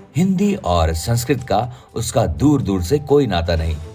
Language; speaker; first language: Hindi; native; Hindi